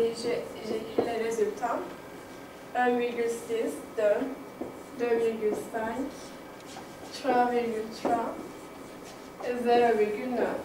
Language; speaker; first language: French; non-native, learner; Turkish